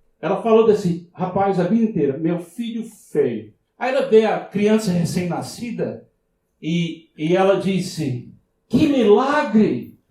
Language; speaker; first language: Portuguese; non-native, fluent; English